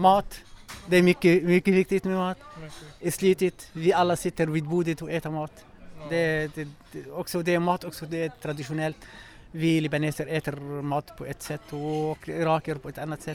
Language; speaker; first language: Swedish; non-native, fluent; Arabic